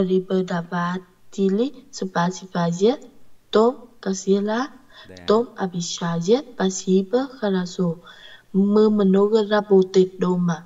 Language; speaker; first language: Russian; non-native, learner; Vietnamese